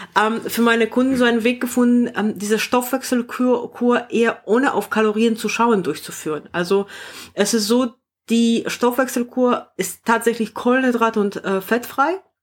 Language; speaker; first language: German; non-native, fluent; Polish